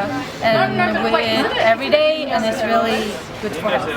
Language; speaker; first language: English; non-native, learner; Korean